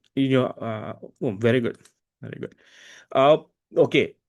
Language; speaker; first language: English; non-native, local second language; Malay